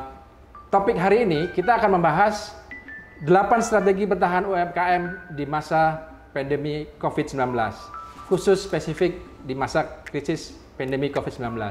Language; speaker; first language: Indonesian; native; Indonesian